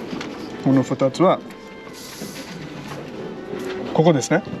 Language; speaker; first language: Japanese; non-native, learner; English